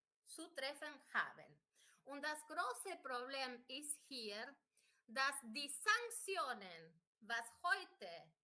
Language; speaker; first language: German; non-native, fluent; Spanish